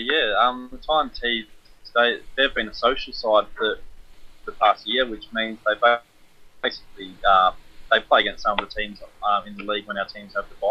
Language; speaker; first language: English; native; English